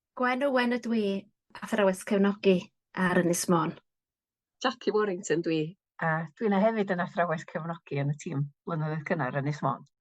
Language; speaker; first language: Welsh; native; Welsh